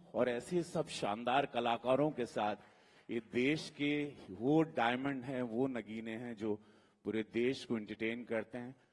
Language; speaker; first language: Hindi; native; Hindi